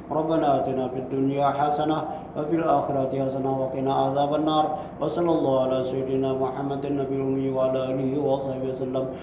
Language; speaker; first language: Arabic; non-native, fluent; Indonesian